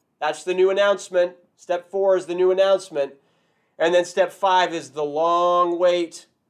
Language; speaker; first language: English; native; English